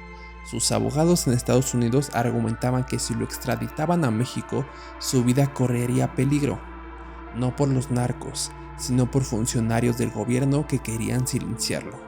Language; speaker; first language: Spanish; native; Spanish